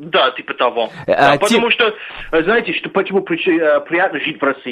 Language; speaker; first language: Russian; non-native, fluent; English